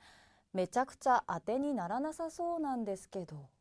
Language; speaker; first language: Japanese; native; Japanese